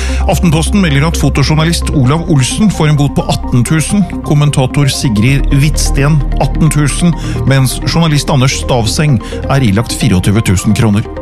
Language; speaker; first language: Norwegian; native; Norwegian